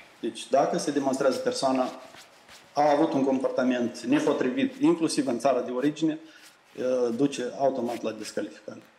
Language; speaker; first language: Romanian; native; Romanian